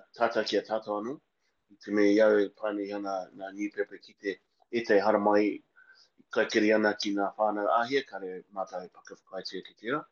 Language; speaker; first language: Māori; non-native, local second language; English